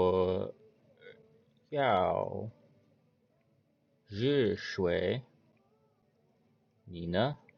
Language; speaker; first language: Chinese; non-native, learner; English